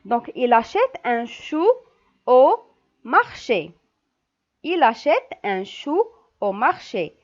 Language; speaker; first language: French; non-native, local second language; Arabic